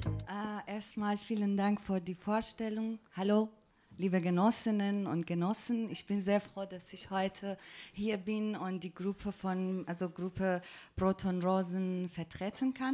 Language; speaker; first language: German; non-native, fluent; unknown